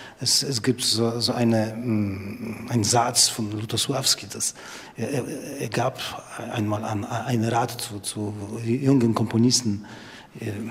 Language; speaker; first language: German; non-native, learner; Polish